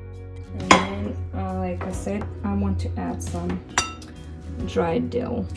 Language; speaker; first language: English; non-native, fluent; Russian